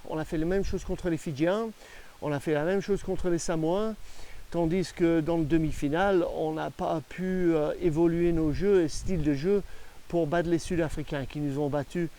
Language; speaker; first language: French; non-native, fluent; English